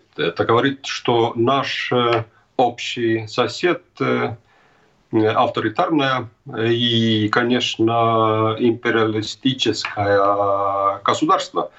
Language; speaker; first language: Russian; non-native, fluent; Estonian